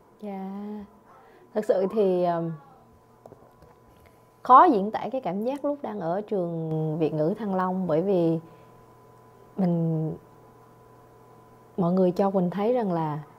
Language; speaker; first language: Vietnamese; native; Vietnamese